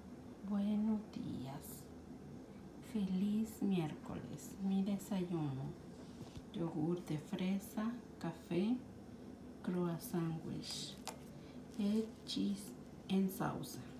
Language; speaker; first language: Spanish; native; Spanish